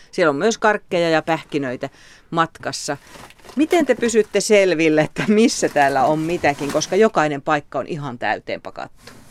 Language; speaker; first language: Finnish; native; Finnish